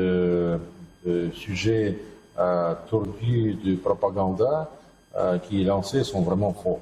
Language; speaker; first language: French; non-native, fluent; Russian